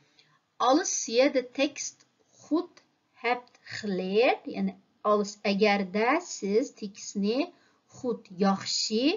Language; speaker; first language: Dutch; non-native, learner; Uyghur